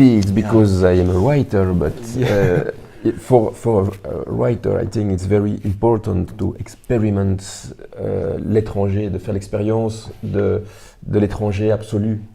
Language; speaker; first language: English; non-native, learner; French